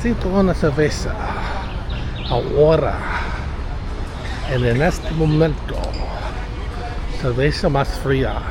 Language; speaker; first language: Spanish; non-native, learner; English